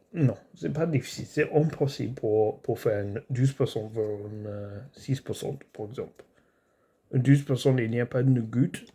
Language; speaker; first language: French; non-native, learner; English